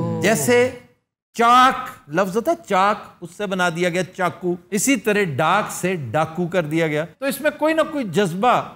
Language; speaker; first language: Urdu; non-native, local second language; Punjabi